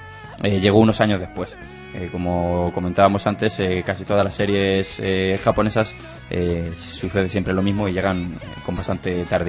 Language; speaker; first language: Spanish; native; Spanish